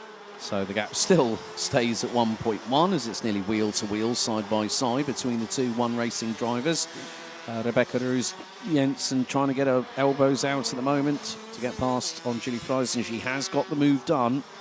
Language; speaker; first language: English; non-native, fluent; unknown